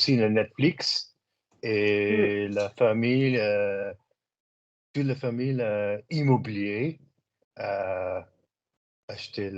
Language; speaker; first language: French; non-native, learner; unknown